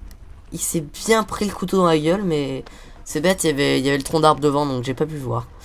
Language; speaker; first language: French; native; French